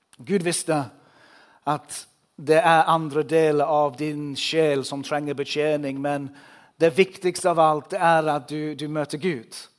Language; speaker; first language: Norwegian; non-native, fluent; English